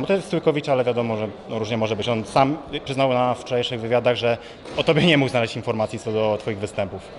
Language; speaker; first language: Polish; native; Polish